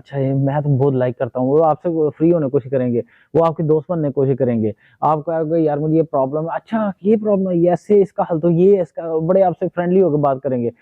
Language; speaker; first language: Urdu; non-native, local second language; Punjabi